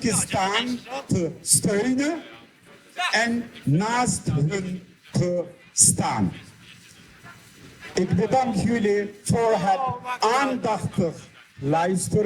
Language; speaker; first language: Dutch; non-native, fluent; Uyghur